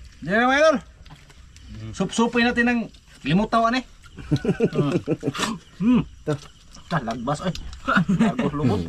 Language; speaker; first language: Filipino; non-native, local second language; Cebuano